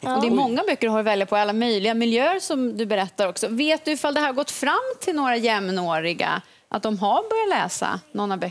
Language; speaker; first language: Swedish; native; Swedish